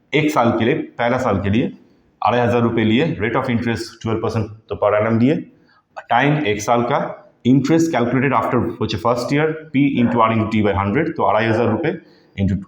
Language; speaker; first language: Hindi; non-native, local second language; Bangla